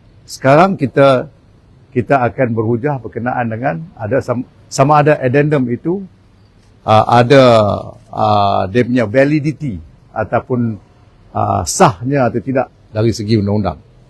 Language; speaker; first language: Malay; native; Malay